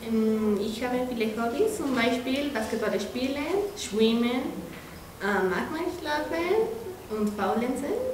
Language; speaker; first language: German; non-native, learner; Spanish